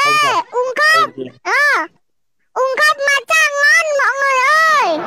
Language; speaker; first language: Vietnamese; non-native, learner; Indonesian